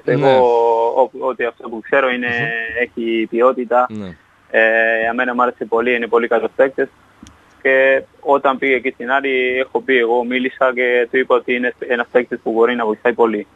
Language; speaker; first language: Greek; non-native, fluent; Spanish